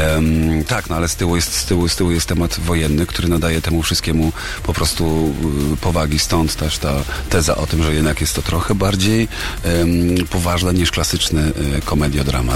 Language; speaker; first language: Polish; native; Polish